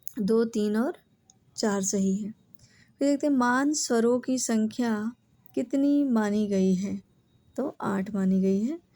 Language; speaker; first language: Hindi; native; Hindi